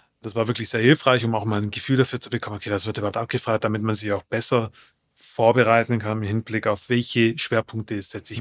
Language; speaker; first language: German; native; German